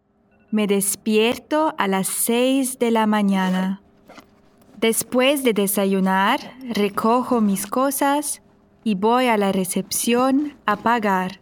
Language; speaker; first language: Spanish; non-native, fluent; German